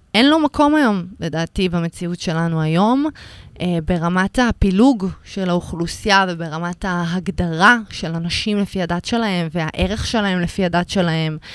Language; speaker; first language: Hebrew; early bilingual, other home language; Russian